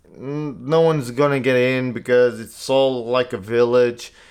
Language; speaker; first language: English; non-native, fluent; Portuguese